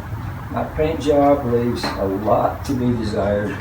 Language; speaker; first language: English; native; English